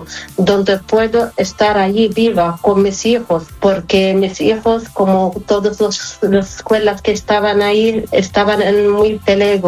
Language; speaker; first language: Spanish; non-native, learner; Arabic